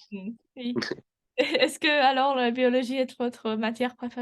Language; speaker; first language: French; non-native, learner; English